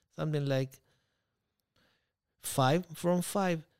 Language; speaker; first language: English; non-native, learner; Hebrew